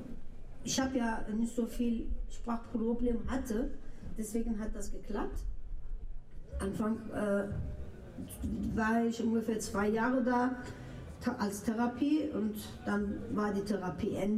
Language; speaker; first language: German; non-native, local second language; Turkish